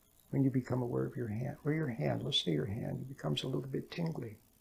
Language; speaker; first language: English; native; English